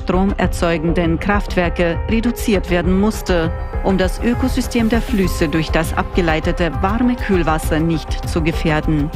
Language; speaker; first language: German; native; German